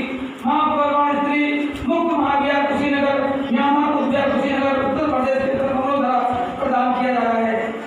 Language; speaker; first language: Hindi; native; Hindi